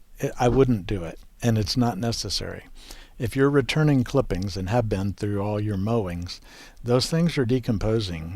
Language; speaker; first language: English; native; English